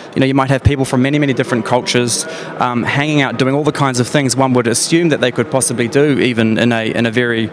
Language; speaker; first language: English; native; English